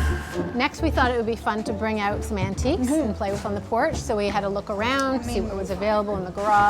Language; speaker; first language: English; native; English